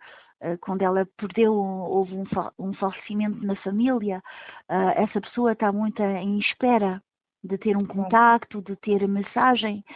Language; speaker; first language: Portuguese; early bilingual, heritage; Portuguese